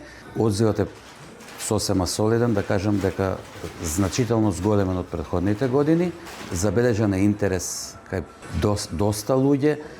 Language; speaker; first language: Macedonian; native; Macedonian